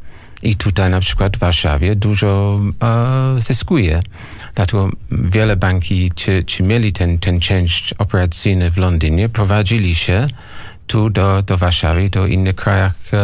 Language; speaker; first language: Polish; non-native, learner; English